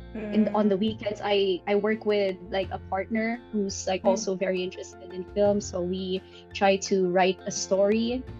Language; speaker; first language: English; non-native, local second language; Filipino